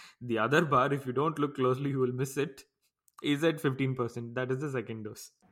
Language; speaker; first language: English; non-native, local second language; Tamil